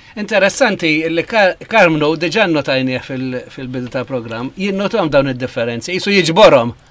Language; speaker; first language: Maltese; native; Maltese